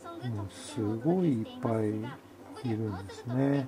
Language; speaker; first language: Japanese; native; Japanese